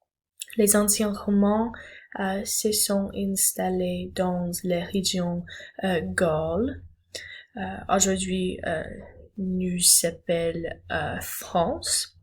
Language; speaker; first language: French; non-native, learner; English